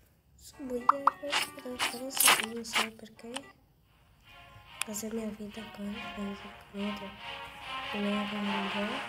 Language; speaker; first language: Portuguese; early bilingual, heritage; Portuguese